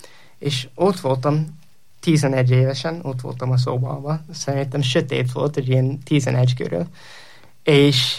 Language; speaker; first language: Hungarian; non-native, learner; English